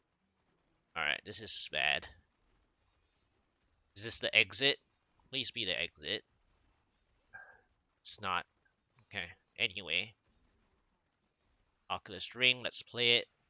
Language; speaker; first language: English; native; English